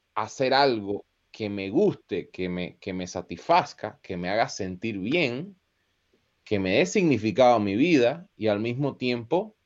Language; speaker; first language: Spanish; native; Spanish